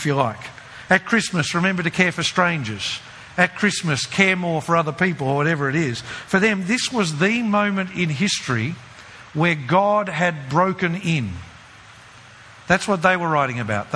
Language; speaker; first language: English; native; English